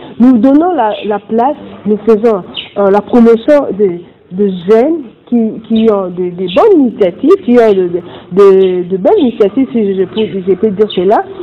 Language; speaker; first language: French; non-native, local second language; Lingala